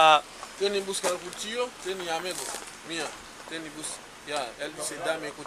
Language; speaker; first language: Spanish; non-native, learner; Haitian Creole